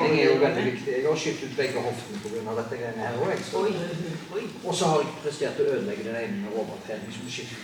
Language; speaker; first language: Norwegian; native; Norwegian